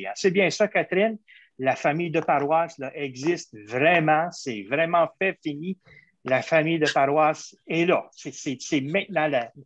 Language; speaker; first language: French; native; French